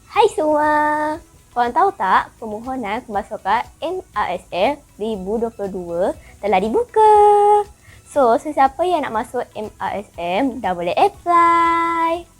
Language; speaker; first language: Malay; native; Malay